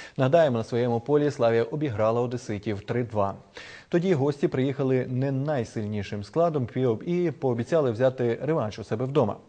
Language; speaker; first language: Ukrainian; native; Ukrainian